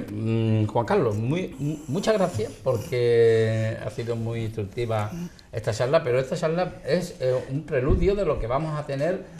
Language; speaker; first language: Spanish; native; Spanish